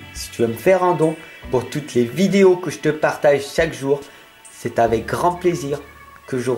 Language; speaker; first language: French; native; French